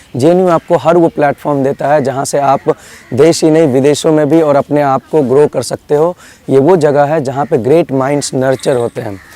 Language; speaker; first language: Hindi; native; Hindi